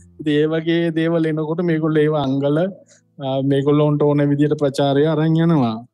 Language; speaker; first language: Sinhala; non-native, local second language; Tamil